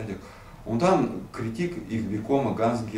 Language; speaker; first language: German; non-native, learner; Russian